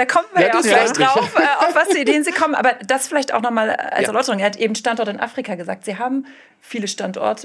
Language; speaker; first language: German; native; German